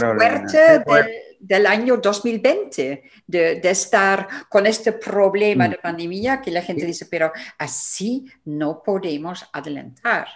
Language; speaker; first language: Spanish; non-native, fluent; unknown